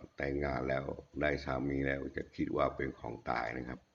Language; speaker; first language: Thai; native; Thai